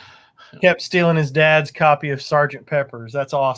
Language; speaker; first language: English; native; English